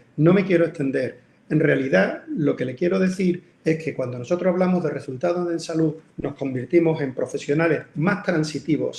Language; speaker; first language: Spanish; native; Spanish